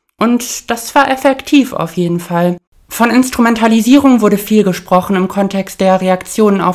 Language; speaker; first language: German; native; German